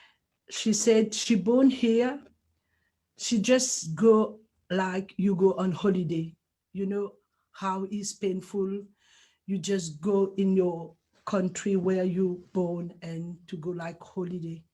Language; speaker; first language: English; non-native, learner; Morisyen